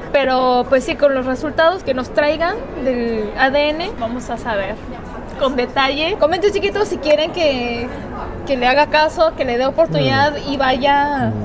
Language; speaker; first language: Spanish; early bilingual, other home language; Korean